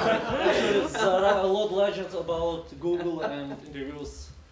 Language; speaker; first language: English; non-native, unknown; Ukrainian